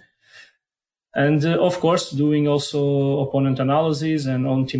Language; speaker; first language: English; non-native, fluent; Portuguese